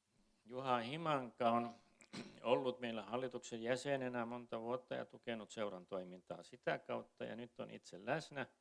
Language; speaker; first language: Finnish; native; Finnish